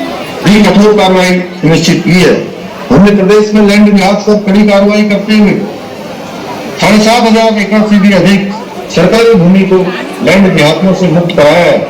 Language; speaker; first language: Hindi; native; Hindi